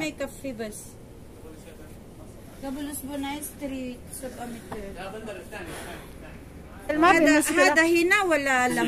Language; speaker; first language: Arabic; non-native, learner; Filipino